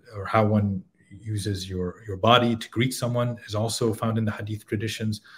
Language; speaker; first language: English; native; English